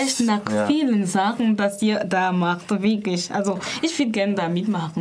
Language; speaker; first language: German; non-native, fluent; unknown